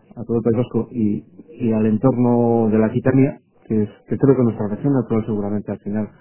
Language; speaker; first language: Spanish; non-native, local second language; Basque